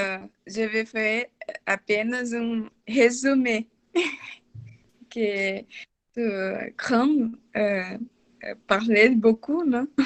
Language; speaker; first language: French; non-native, learner; Portuguese